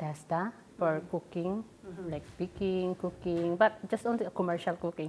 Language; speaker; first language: English; non-native, local second language; Waray